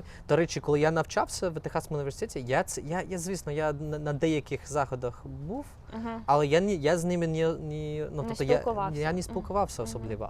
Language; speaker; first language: Ukrainian; non-native, fluent; English